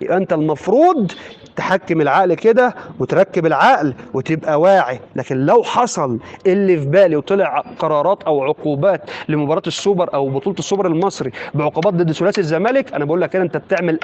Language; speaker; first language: Arabic; native; Arabic